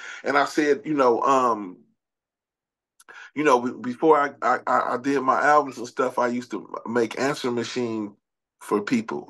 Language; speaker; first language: English; native; English